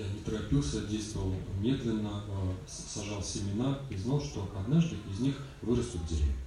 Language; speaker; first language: Russian; native; Russian